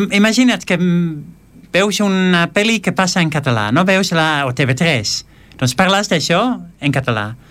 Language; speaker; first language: Catalan; non-native, fluent; Dutch